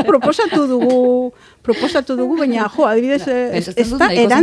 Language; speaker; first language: Basque; non-native, local second language; Spanish